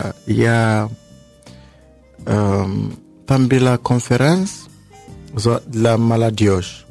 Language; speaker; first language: Russian; non-native, learner; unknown